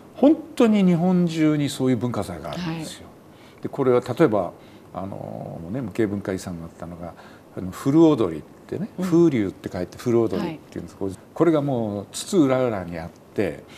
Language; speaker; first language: Japanese; native; Japanese